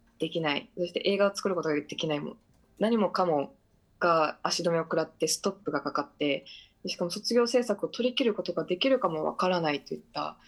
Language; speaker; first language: Japanese; native; Japanese